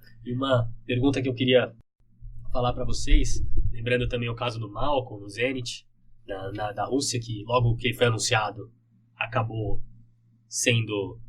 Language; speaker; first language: Portuguese; native; Portuguese